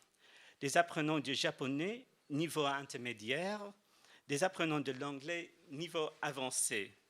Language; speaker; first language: French; non-native, fluent; English